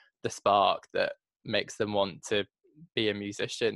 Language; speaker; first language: English; native; English